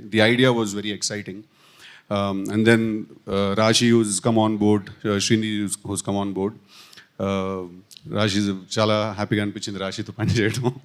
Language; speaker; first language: Telugu; native; Telugu